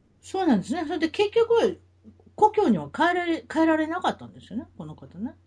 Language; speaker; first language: Japanese; native; Japanese